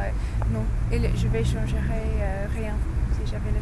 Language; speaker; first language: French; non-native, learner; English